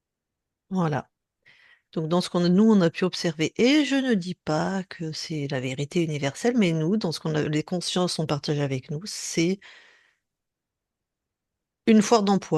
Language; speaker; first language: French; native; French